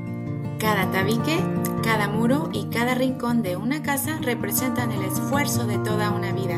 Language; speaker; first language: Spanish; native; Spanish